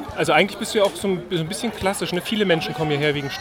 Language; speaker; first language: German; native; German